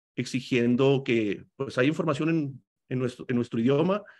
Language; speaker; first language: Spanish; native; Spanish